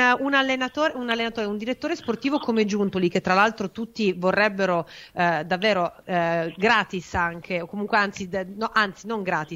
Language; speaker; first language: Italian; native; Italian